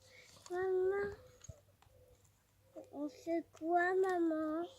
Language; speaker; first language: French; native; French